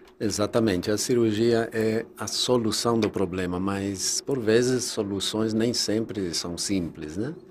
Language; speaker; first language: Portuguese; non-native, fluent; Spanish